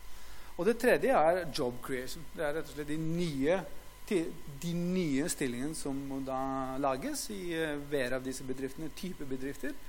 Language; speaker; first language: Norwegian; non-native, fluent; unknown